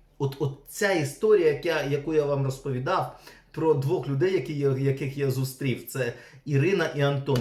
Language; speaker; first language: Ukrainian; non-native, local second language; Russian